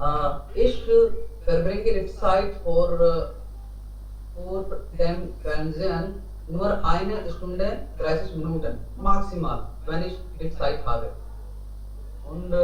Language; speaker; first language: German; non-native, learner; Hindi